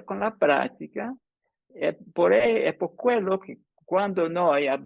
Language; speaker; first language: Italian; non-native, fluent; English